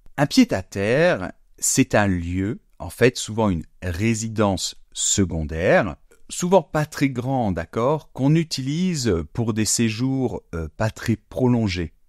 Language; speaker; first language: French; native; French